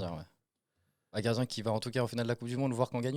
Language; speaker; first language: French; native; French